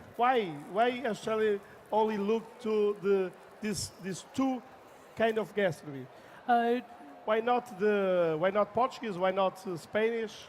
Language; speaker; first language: English; non-native, learner; Portuguese